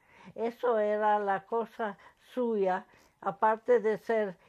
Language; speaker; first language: Spanish; non-native, fluent; English